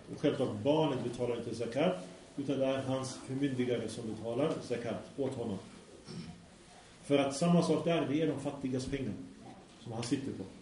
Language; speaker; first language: Swedish; early bilingual, other home language; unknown